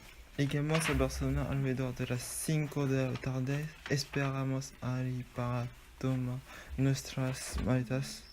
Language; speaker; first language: Spanish; non-native, learner; French